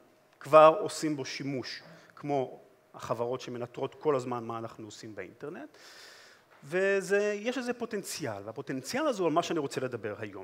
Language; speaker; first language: Hebrew; native; Hebrew